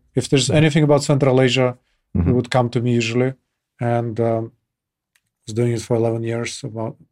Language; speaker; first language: English; non-native, fluent; Kyrgyz